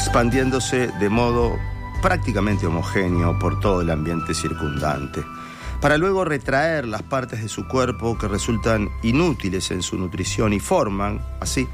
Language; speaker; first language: Spanish; native; Spanish